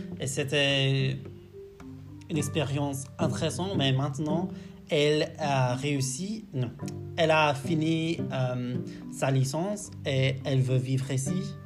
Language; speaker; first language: French; non-native, learner; English